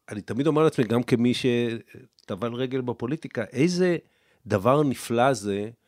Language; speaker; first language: Hebrew; native; Hebrew